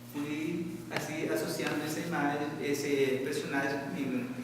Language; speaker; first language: Portuguese; non-native, fluent; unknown